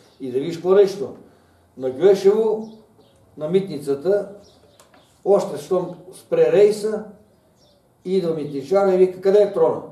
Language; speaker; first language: Bulgarian; native; Bulgarian